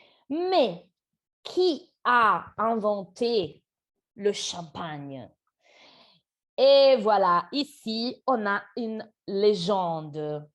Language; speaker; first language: French; non-native, fluent; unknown